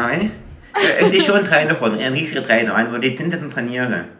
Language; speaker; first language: German; native; German